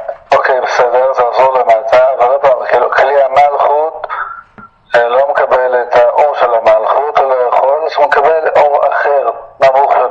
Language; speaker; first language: Hebrew; native; Hebrew